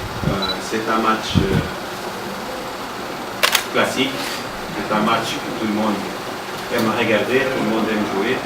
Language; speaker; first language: French; non-native, fluent; Portuguese